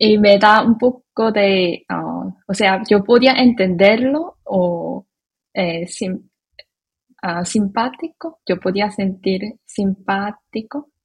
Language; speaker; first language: Spanish; non-native, fluent; Korean